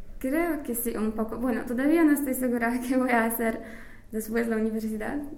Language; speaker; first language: Spanish; non-native, fluent; English